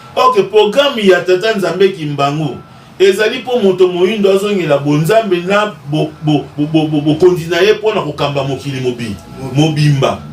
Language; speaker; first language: Lingala; non-native, local second language; Kongo